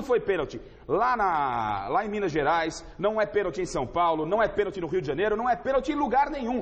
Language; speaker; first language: Portuguese; native; Portuguese